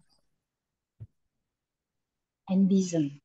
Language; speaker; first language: German; non-native, learner; Indonesian